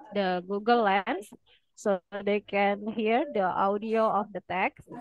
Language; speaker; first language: English; non-native, fluent; Indonesian